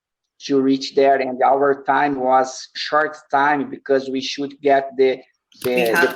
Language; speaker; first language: English; non-native, learner; Portuguese